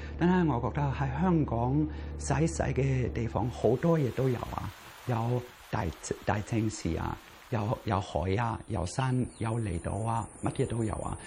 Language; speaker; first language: Cantonese; non-native, fluent; German